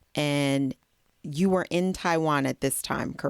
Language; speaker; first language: English; native; English